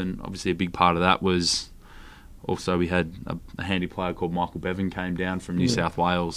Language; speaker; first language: English; native; English